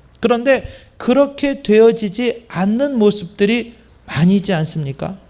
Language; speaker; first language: Korean; native; Korean